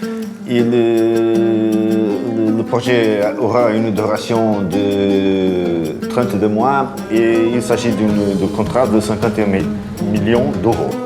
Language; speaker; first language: French; non-native, fluent; Portuguese